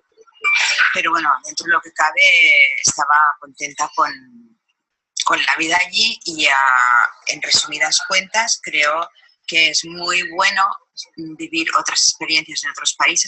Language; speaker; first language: Spanish; native; Spanish